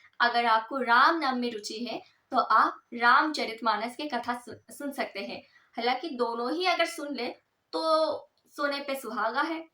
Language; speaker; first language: Hindi; non-native, local second language; Bangla